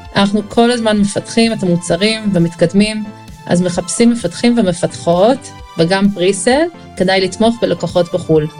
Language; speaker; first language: Hebrew; non-native, fluent; English